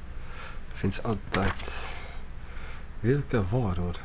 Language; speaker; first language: Swedish; non-native, learner; English